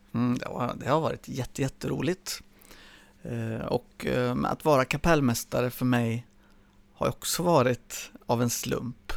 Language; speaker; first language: Swedish; early bilingual, other home language; Spanish